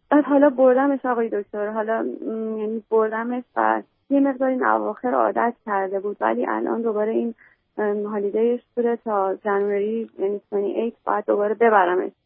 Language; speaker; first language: Persian; native; Persian